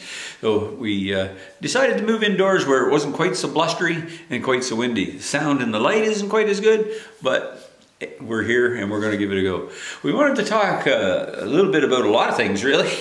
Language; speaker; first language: English; native; English